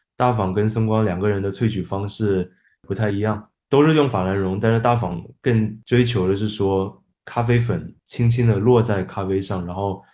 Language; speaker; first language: Chinese; non-native, fluent; Japanese